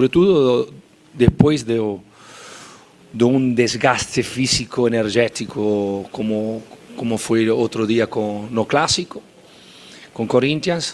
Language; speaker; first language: Portuguese; non-native, fluent; Spanish